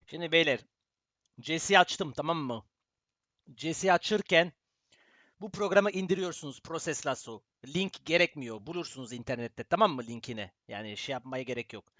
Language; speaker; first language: Turkish; early bilingual, heritage; Turkish